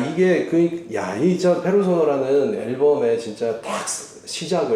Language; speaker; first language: Korean; native; Korean